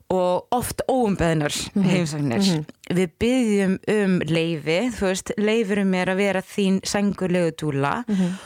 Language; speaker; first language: Icelandic; non-native, fluent; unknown